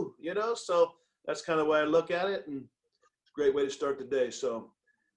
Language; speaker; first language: English; native; English